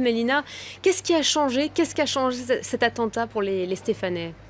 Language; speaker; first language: French; native; French